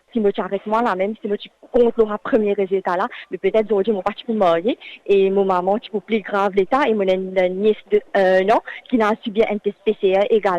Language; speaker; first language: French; non-native, local second language; Morisyen